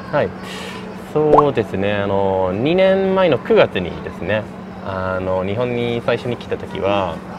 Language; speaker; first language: Japanese; non-native, fluent; English